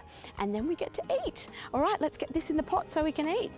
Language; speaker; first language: English; native; English